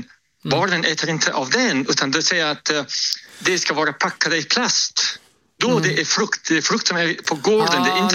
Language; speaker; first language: Swedish; non-native, fluent; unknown